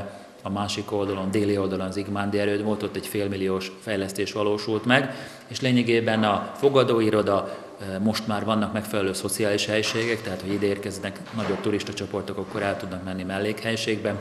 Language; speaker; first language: Hungarian; native; Hungarian